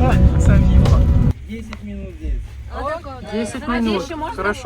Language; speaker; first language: French; native; French